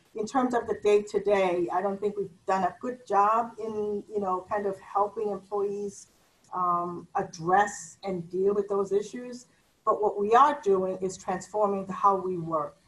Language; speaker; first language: English; native; English